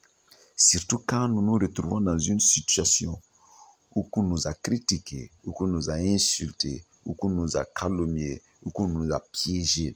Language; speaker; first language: French; non-native, local second language; Mossi